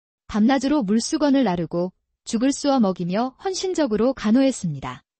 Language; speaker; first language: Korean; native; Korean